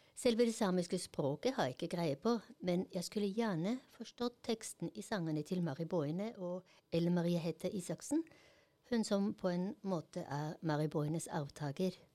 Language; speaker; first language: Norwegian; non-native, fluent; German